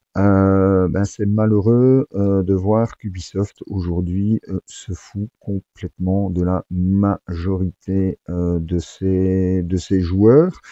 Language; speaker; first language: French; native; French